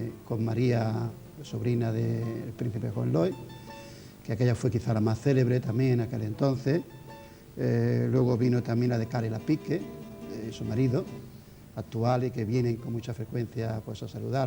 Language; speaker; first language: Spanish; native; Spanish